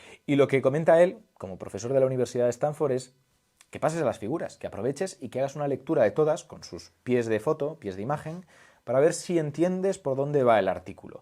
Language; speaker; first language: Spanish; native; Spanish